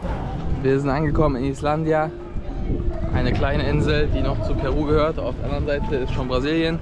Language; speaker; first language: German; native; German